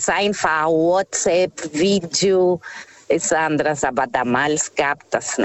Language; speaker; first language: German; non-native, learner; Portuguese